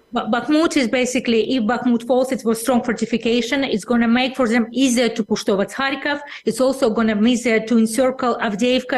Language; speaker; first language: English; non-native, fluent; Russian